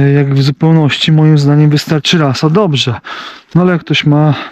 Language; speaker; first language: Polish; native; Polish